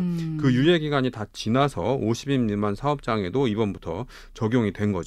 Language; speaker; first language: Korean; native; Korean